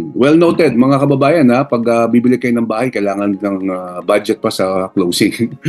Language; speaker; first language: Filipino; native; Filipino